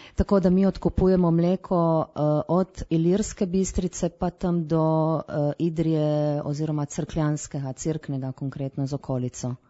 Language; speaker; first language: Slovenian; native; Slovenian